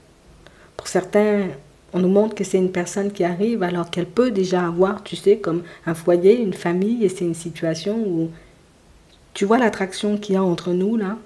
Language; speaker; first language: French; native; French